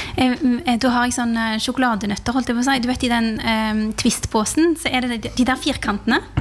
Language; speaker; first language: Norwegian; early bilingual, other home language; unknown